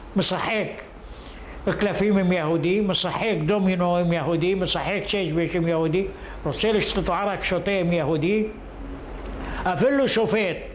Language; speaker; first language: Hebrew; early bilingual, other home language; Arabic